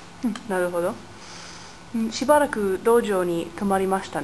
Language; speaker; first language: Japanese; non-native, learner; English